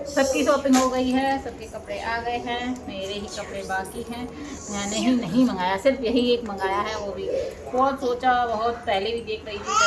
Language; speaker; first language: Hindi; native; Hindi